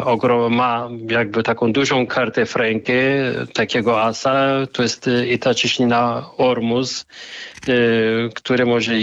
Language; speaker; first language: Polish; non-native, fluent; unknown